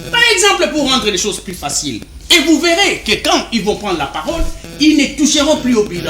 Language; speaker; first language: French; non-native, local second language; Lingala